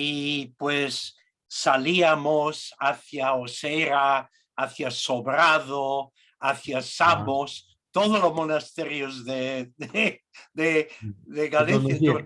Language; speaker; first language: Spanish; non-native, fluent; English